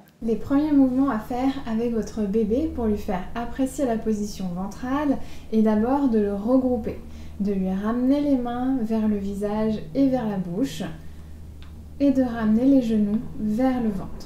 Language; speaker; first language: French; native; French